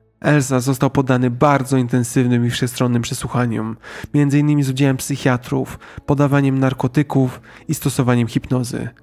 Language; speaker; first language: Polish; native; Polish